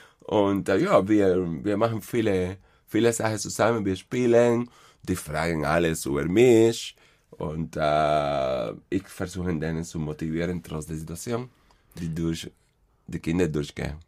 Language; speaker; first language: German; non-native, fluent; Spanish